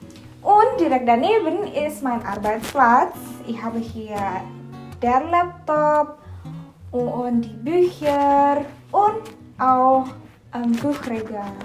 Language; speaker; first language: German; non-native, fluent; Indonesian